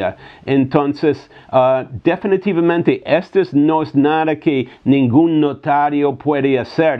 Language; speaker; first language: Spanish; non-native, fluent; English